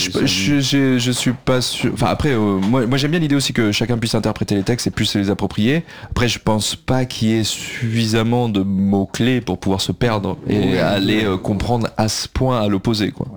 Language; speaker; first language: French; native; French